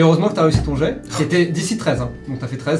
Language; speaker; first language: French; native; French